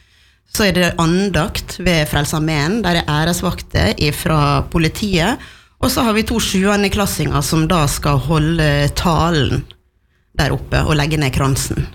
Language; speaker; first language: Norwegian; native; Norwegian